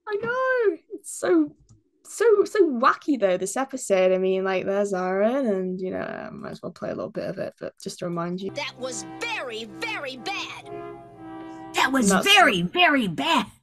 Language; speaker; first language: English; native; English